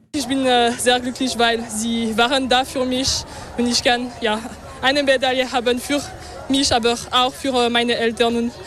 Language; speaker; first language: German; non-native, local second language; French